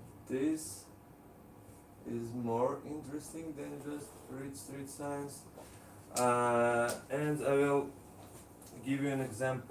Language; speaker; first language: English; non-native, learner; Russian